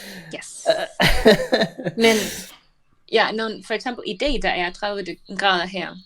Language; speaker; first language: Danish; non-native, learner; Spanish